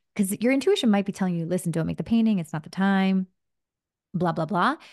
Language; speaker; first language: English; early bilingual, other home language; Spanish